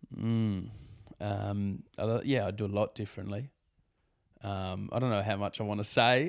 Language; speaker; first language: English; native; English